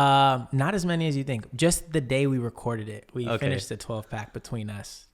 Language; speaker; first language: English; native; English